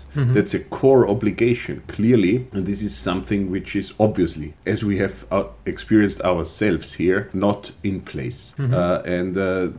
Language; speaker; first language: English; non-native, fluent; German